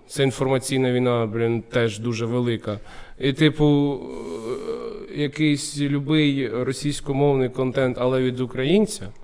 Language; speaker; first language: Ukrainian; non-native, local second language; Russian